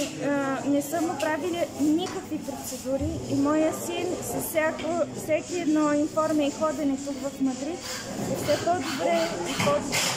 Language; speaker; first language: Bulgarian; native; Bulgarian